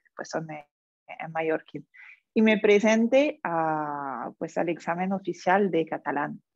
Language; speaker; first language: Spanish; non-native, fluent; French